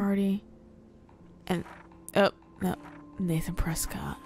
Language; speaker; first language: English; native; English